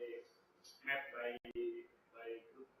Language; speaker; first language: English; non-native, learner; Indonesian